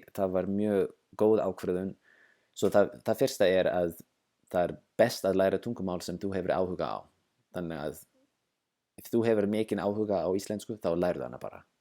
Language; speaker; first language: Icelandic; non-native, fluent; English